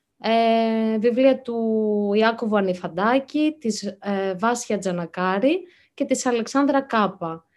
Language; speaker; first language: Greek; native; Greek